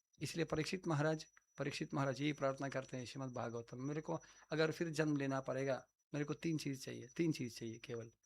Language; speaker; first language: Hindi; non-native, fluent; Russian